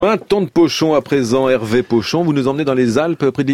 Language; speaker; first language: French; native; French